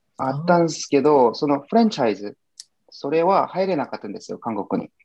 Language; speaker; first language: Japanese; non-native, fluent; Korean